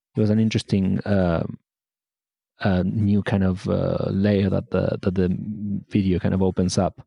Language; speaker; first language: English; non-native, fluent; Spanish